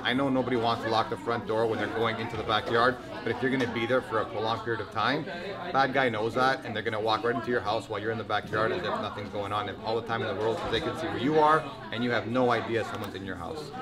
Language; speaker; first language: English; native; English